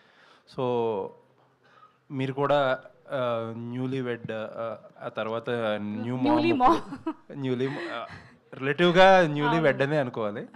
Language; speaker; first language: Telugu; native; Telugu